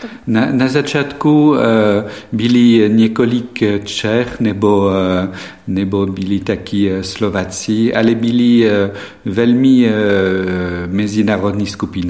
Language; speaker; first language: Czech; non-native, fluent; French